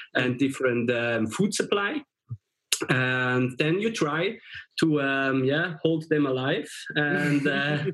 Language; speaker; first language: English; non-native, fluent; German